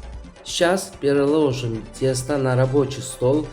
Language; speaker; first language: Russian; non-native, fluent; Georgian